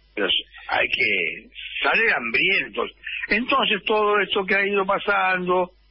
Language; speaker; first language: Spanish; native; Spanish